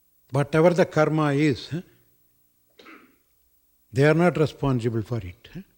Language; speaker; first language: English; non-native, local second language; Tamil